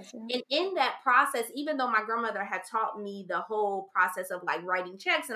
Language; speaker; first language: English; native; English